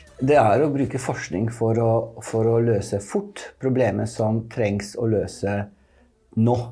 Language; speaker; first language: Norwegian; non-native, fluent; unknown